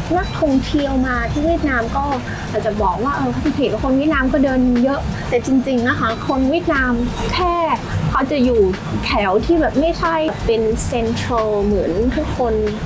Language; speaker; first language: Thai; non-native, fluent; Vietnamese